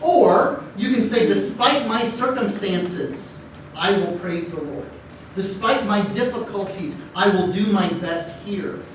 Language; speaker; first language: English; native; English